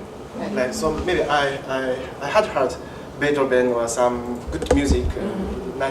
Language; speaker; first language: English; non-native, learner; Japanese